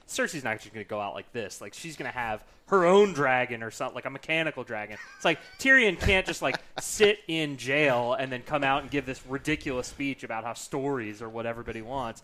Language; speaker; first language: English; native; English